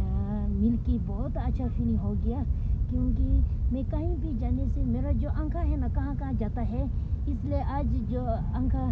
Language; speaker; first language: Hindi; non-native, local second language; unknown